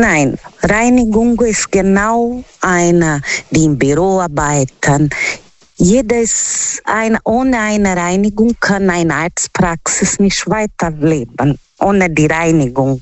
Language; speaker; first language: German; non-native, learner; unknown